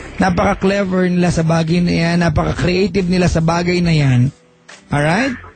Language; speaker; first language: Filipino; native; Filipino